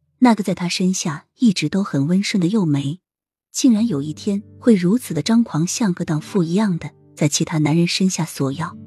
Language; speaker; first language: Chinese; native; Chinese